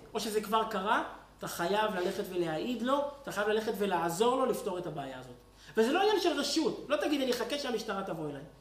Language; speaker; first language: Hebrew; native; Hebrew